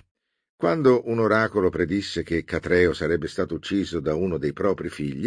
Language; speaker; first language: Italian; native; Italian